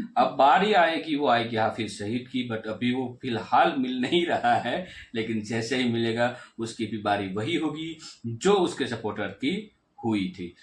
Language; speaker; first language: Hindi; non-native, local second language; Gujarati